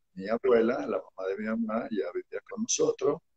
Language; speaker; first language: Spanish; early bilingual, other home language; Hebrew